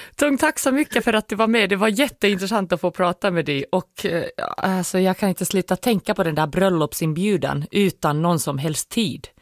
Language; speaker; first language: Swedish; native; Swedish